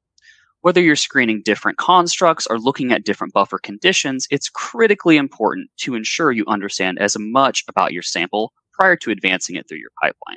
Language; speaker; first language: English; native; English